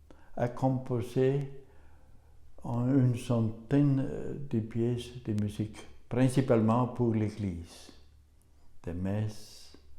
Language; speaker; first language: French; non-native, learner; German